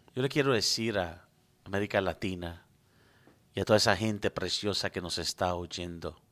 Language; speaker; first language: Spanish; early bilingual, heritage; Spanish